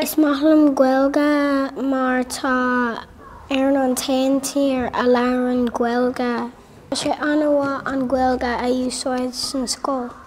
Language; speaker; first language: Irish; non-native, local second language; English